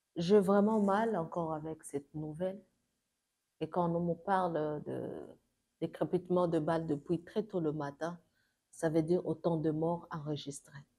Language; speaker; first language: French; non-native, local second language; Swahili